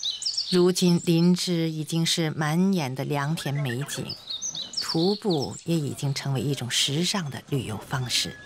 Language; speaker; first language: Chinese; native; Chinese